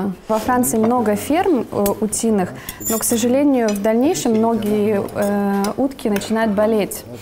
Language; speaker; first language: Russian; native; Russian